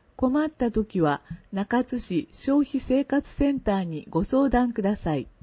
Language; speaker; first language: Japanese; native; Japanese